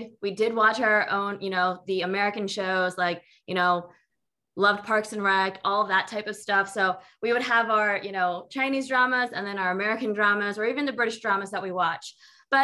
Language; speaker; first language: English; native; English